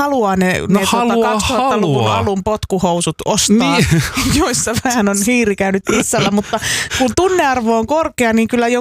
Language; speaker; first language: Finnish; native; Finnish